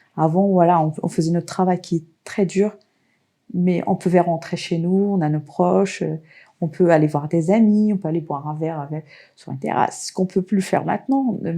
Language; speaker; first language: French; non-native, local second language; Arabic